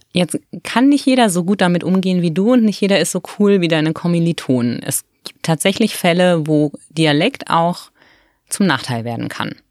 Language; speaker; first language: German; native; German